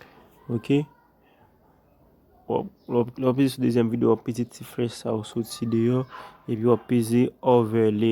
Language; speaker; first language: French; non-native, learner; Haitian Creole